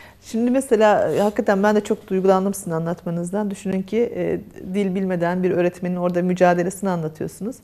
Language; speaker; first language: Turkish; native; Turkish